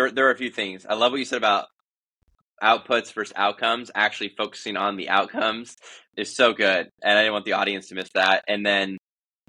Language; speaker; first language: English; native; English